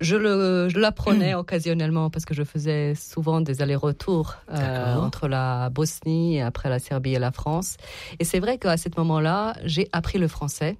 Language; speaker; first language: French; non-native, fluent; Serbian